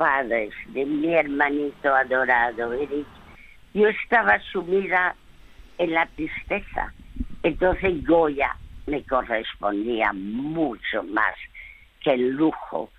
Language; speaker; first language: Spanish; early bilingual, other home language; French